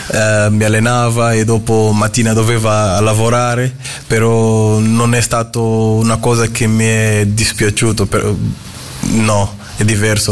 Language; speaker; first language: Italian; non-native, fluent; Portuguese